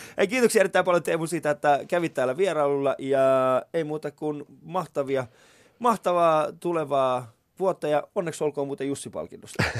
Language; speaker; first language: Finnish; early bilingual, other home language; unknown